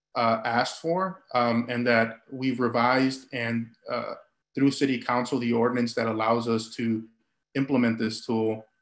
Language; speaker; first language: English; early bilingual, other home language; Spanish